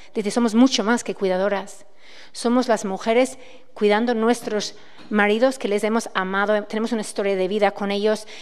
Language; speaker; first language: Spanish; non-native, fluent; English